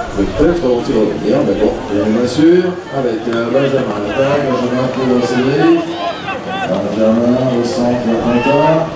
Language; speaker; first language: French; native; French